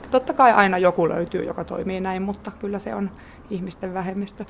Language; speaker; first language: Finnish; native; Finnish